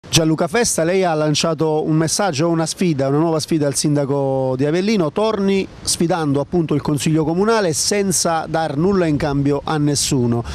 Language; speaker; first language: Italian; native; Italian